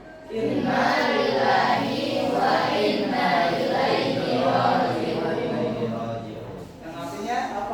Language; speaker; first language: Malay; native; Malay